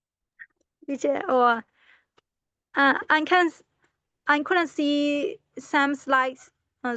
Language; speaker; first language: English; non-native, learner; Burmese